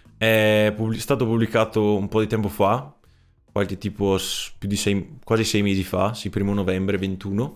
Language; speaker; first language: Italian; native; Italian